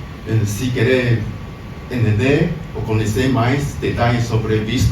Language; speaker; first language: Portuguese; non-native, learner; Chinese